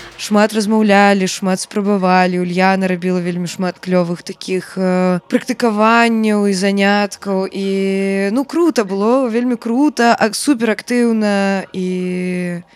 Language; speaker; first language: Belarusian; native; Belarusian